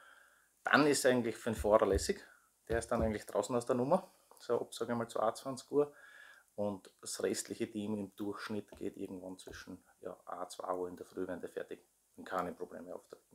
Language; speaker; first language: German; native; German